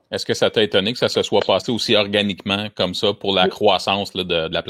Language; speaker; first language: French; native; French